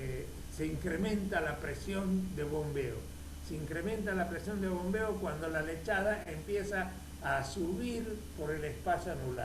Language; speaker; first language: Spanish; native; Spanish